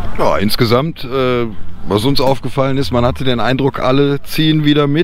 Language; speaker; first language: German; native; German